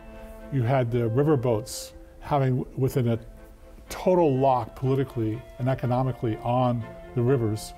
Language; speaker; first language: English; native; English